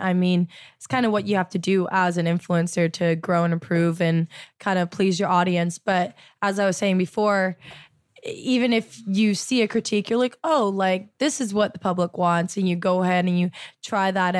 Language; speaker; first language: English; native; English